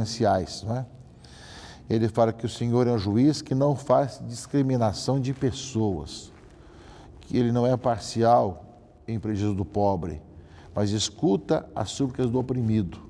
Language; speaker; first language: Portuguese; native; Portuguese